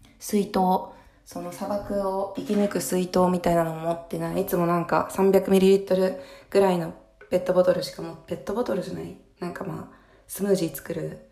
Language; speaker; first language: Japanese; early bilingual, heritage; Japanese